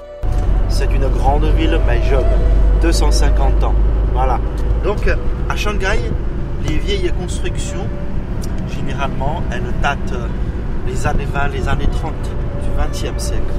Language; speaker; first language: French; non-native, fluent; Chinese